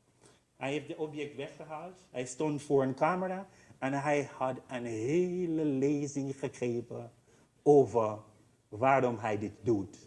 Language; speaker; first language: Dutch; non-native, learner; English